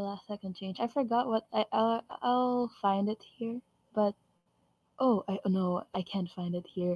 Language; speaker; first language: English; non-native, local second language; Filipino